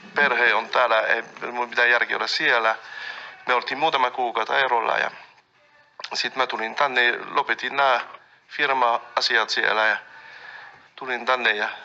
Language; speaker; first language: Finnish; non-native, fluent; French